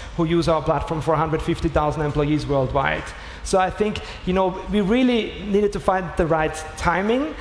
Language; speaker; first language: English; non-native, fluent; German